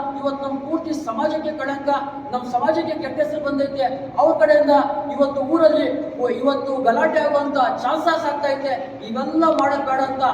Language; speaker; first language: Kannada; native; Kannada